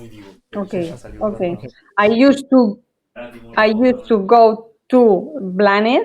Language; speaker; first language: English; non-native, learner; Spanish